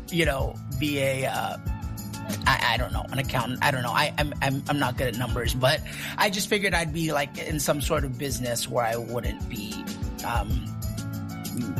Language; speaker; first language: English; early bilingual, other home language; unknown